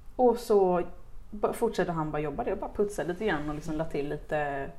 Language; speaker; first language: Swedish; native; Swedish